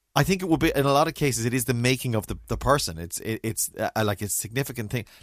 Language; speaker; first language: English; native; English